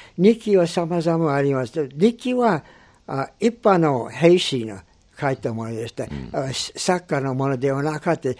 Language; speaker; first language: Japanese; non-native, fluent; English